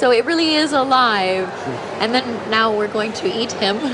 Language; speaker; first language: English; native; English